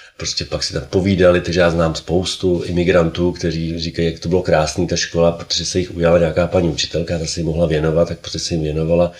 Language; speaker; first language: Czech; native; Czech